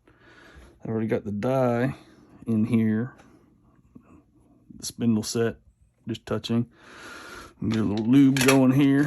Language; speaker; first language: English; native; English